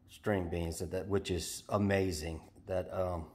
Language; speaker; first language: English; native; English